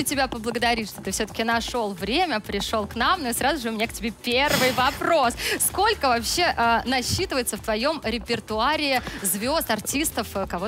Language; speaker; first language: Russian; native; Russian